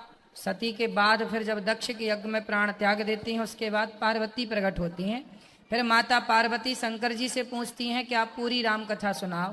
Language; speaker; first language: Hindi; native; Hindi